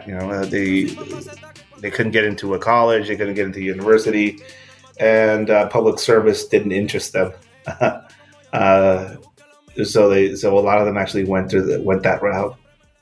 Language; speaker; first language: English; non-native, fluent; Spanish